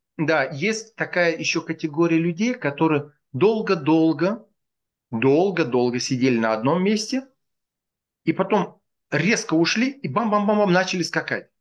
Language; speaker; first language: Russian; non-native, local second language; Tajik